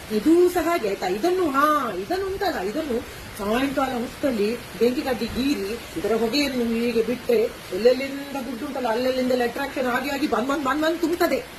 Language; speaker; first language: Kannada; native; Kannada